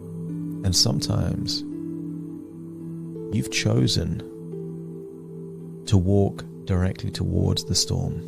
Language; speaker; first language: English; native; English